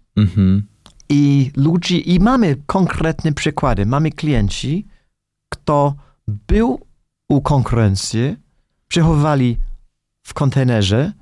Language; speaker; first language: Polish; non-native, fluent; English